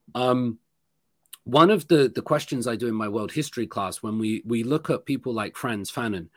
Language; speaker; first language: English; native; English